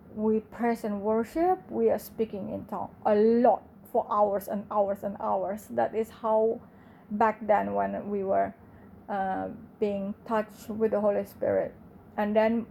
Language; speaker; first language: English; non-native, fluent; Indonesian